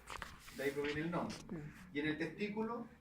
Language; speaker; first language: Spanish; native; Spanish